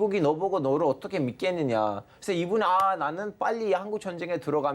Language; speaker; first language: Korean; non-native, fluent; Turkish